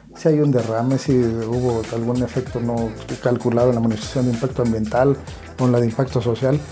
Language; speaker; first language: Spanish; native; Spanish